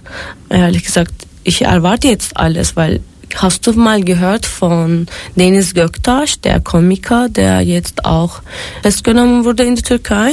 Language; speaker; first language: German; non-native, fluent; Turkish